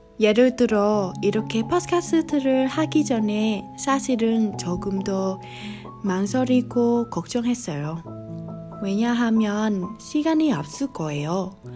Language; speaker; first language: Korean; non-native, learner; Vietnamese